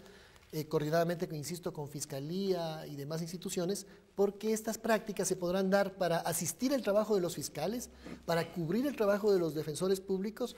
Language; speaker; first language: Spanish; native; Spanish